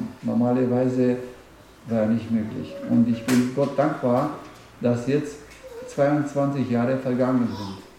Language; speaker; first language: German; non-native, learner; Romanian